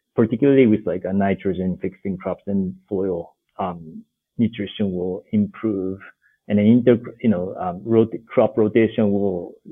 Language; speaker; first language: English; non-native, fluent; Japanese